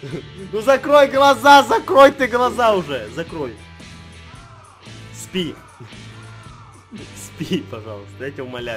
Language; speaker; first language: Russian; native; Russian